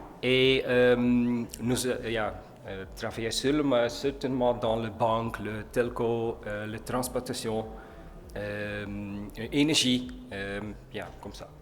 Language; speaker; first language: French; non-native, learner; Dutch